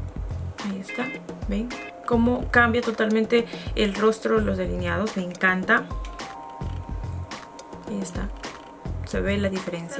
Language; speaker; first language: Spanish; native; Spanish